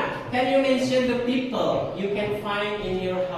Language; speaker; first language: English; non-native, learner; Indonesian